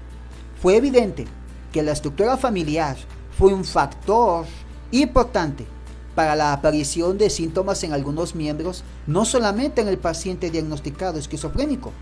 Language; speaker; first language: Spanish; native; Spanish